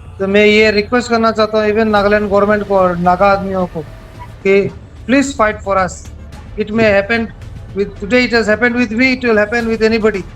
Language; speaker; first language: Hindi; non-native, local second language; Garo